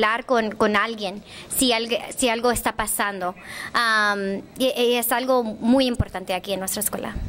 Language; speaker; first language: Spanish; early bilingual, heritage; English